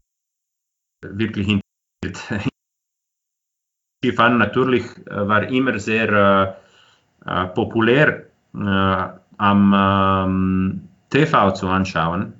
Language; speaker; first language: German; non-native, fluent; Croatian